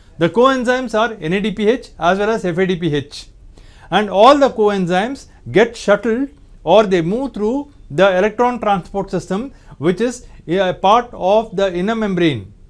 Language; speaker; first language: English; non-native, local second language; Tamil